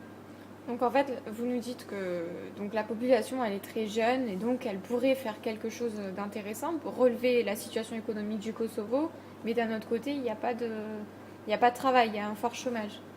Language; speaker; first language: French; native; French